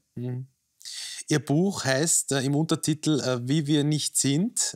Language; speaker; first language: German; native; German